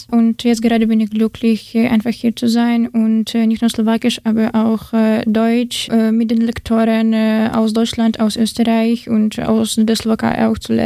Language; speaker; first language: German; non-native, fluent; Ukrainian